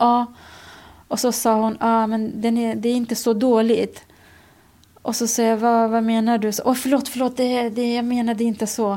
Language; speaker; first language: Swedish; non-native, fluent; Kurdish